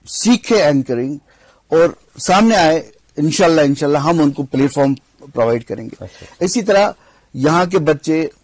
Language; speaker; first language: Hindi; non-native, local second language; Kashmiri